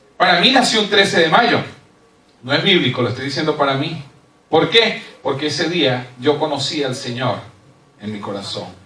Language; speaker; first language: Spanish; native; Spanish